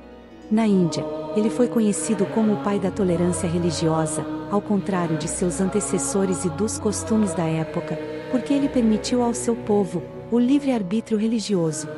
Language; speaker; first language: Portuguese; native; Portuguese